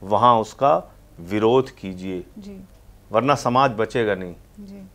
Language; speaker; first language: Hindi; native; Hindi